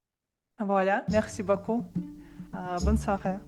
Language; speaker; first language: French; non-native, learner; Russian